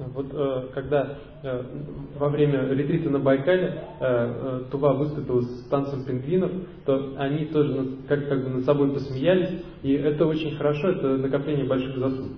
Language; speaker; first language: Russian; native; Russian